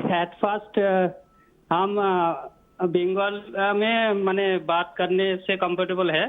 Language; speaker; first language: Hindi; non-native, local second language; Bangla